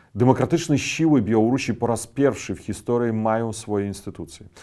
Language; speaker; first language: Polish; non-native, fluent; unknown